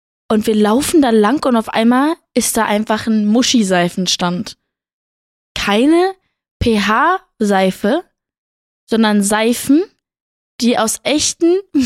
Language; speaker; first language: German; native; German